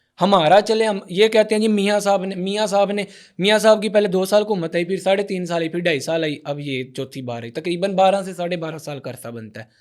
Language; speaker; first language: Urdu; non-native, local second language; Punjabi